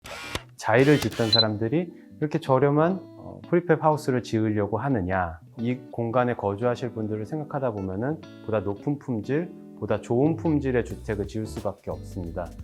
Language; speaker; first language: Korean; native; Korean